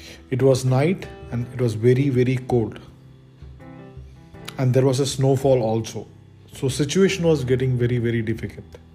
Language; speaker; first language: English; non-native, local second language; Malayalam